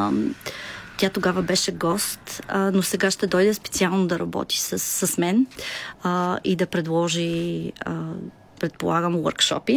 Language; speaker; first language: Bulgarian; native; Bulgarian